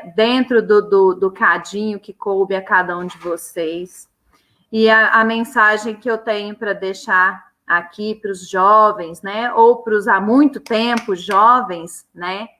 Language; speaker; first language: Portuguese; native; Portuguese